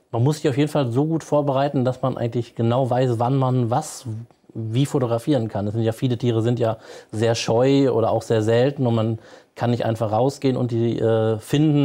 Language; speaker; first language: German; native; German